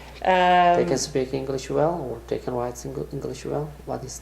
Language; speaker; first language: English; non-native, learner; Korean